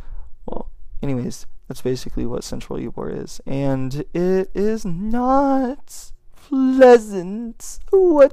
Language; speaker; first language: English; native; English